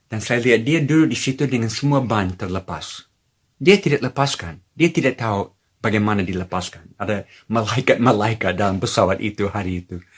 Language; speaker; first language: Indonesian; non-native, fluent; English